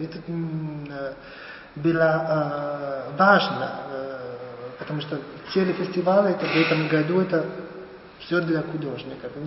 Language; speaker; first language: Russian; non-native, fluent; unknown